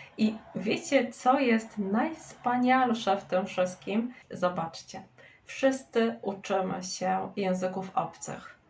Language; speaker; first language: Polish; native; Polish